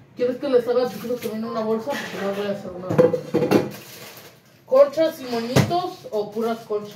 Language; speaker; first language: Spanish; early bilingual, heritage; Spanish